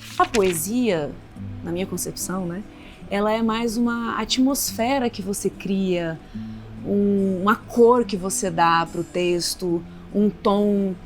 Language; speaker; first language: Portuguese; native; Portuguese